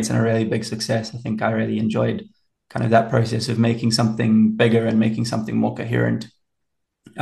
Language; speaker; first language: English; native; English